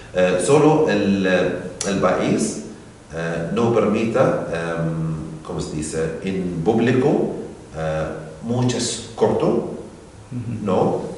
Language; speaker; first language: Spanish; non-native, learner; Arabic